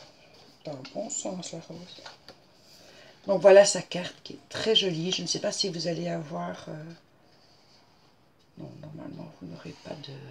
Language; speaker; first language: French; native; French